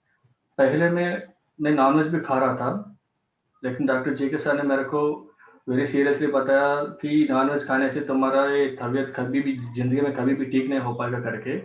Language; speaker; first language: Hindi; non-native, local second language; Telugu